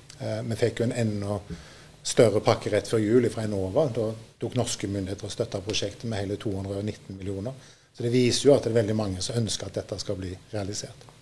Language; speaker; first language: Norwegian; native; Norwegian